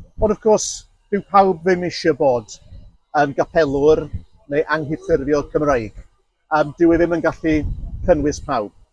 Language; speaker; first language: Welsh; early bilingual, heritage; Welsh